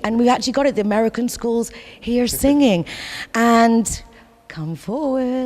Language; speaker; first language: English; native; English